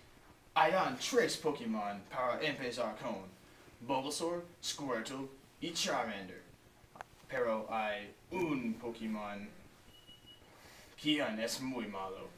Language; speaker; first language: Spanish; non-native, learner; English